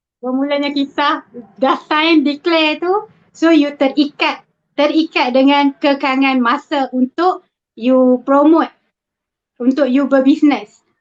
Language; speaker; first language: Malay; native; Malay